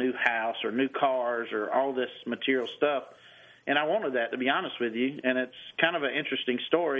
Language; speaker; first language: English; native; English